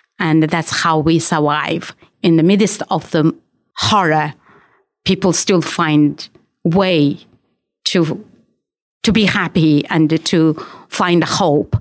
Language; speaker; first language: English; non-native, fluent; Uyghur